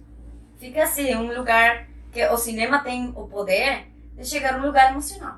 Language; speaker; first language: Portuguese; non-native, fluent; Spanish